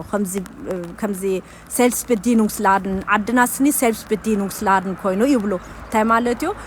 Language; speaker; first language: Tigrinya; early bilingual, heritage; German